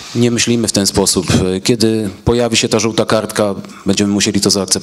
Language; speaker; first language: Polish; native; Polish